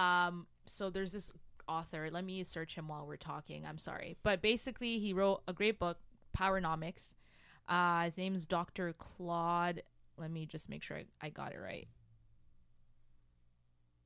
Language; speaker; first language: English; non-native, fluent; Rundi